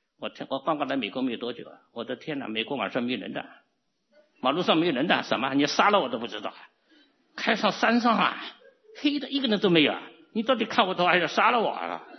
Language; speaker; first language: Chinese; non-native, local second language; Cantonese